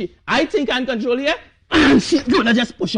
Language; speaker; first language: English; native; English